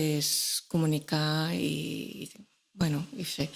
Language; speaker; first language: Catalan; non-native, local second language; Spanish